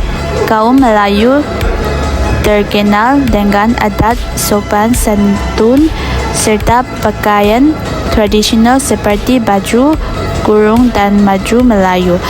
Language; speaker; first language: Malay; non-native, learner; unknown